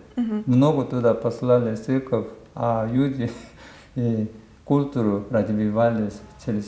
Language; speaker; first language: Russian; non-native, learner; Korean